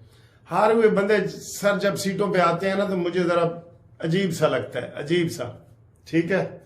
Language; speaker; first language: Hindi; non-native, local second language; Punjabi